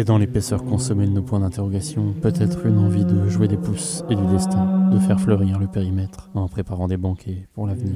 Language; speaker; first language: French; native; French